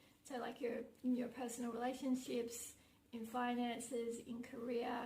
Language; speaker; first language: English; native; English